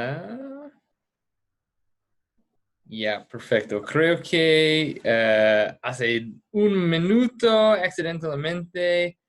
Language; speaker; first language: Spanish; non-native, fluent; English